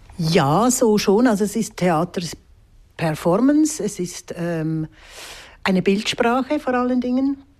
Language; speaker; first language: German; early bilingual, other home language; Swiss German